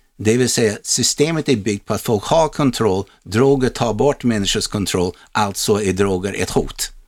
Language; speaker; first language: Swedish; non-native, fluent; English